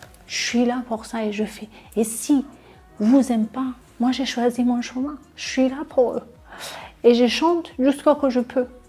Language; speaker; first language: French; non-native, learner; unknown